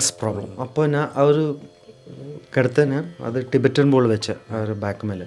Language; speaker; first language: Tamil; non-native, learner; Malayalam